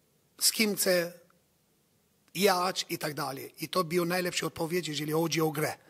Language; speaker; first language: Polish; non-native, learner; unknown